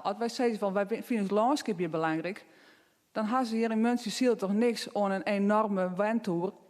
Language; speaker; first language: Dutch; non-native, local second language; Western Frisian